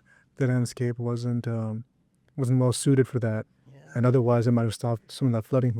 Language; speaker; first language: English; native; English